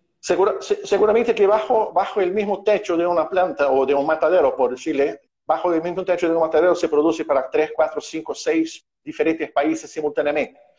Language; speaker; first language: Spanish; non-native, fluent; Portuguese